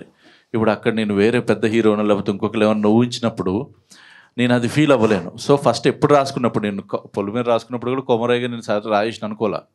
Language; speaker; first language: Telugu; native; Telugu